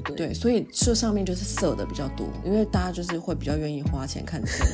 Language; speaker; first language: Chinese; native; Chinese